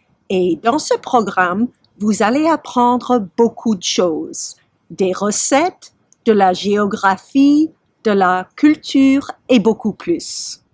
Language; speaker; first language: French; early bilingual, heritage; French